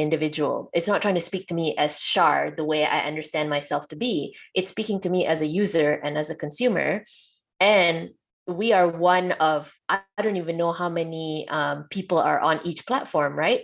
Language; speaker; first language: English; non-native, local second language; Malay